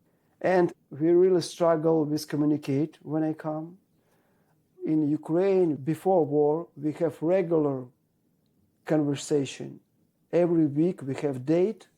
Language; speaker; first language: English; non-native, learner; Ukrainian